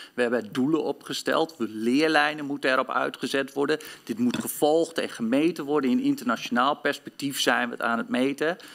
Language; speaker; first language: Dutch; native; Dutch